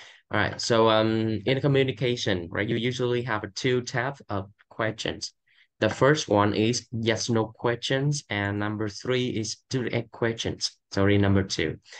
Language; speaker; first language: English; non-native, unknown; Vietnamese